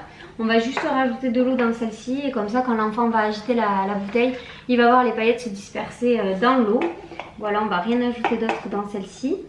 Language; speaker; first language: French; native; French